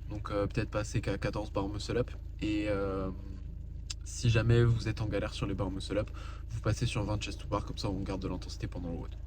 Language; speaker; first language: French; native; French